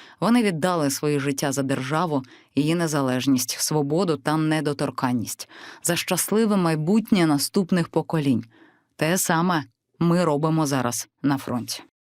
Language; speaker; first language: Ukrainian; native; Ukrainian